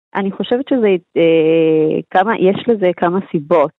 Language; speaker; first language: Hebrew; early bilingual, other home language; Amharic